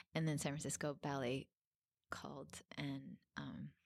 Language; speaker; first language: English; native; English